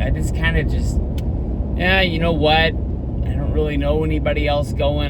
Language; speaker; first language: English; native; English